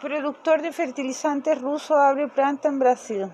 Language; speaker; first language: Portuguese; non-native, learner; Spanish